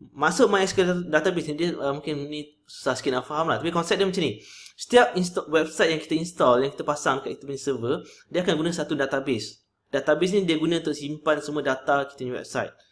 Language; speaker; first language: Malay; native; Malay